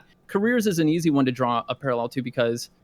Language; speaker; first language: English; native; English